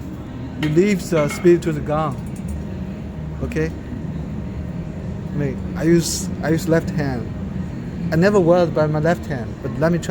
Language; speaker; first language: English; non-native, learner; Chinese